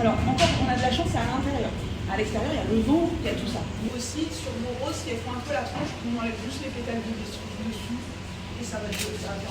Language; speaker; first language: French; native; French